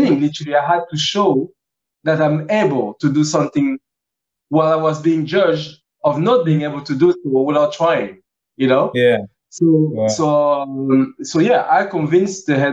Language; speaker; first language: English; early bilingual, other home language; French